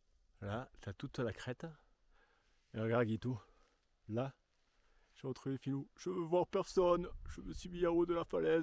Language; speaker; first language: French; native; French